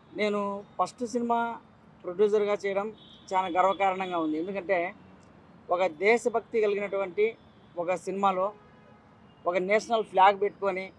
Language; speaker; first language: Telugu; native; Telugu